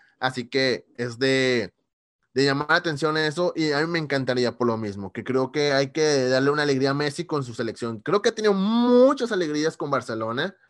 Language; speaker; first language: Spanish; native; Spanish